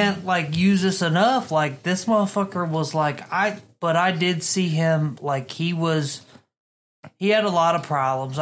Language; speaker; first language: English; native; English